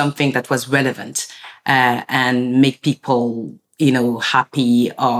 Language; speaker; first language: English; non-native, fluent; French